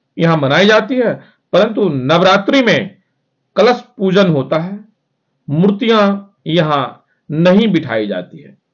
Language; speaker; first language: Hindi; native; Hindi